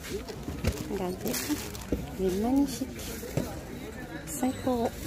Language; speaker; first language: French; non-native, fluent; Arabic